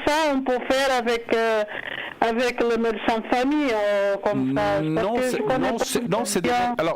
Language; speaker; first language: French; non-native, learner; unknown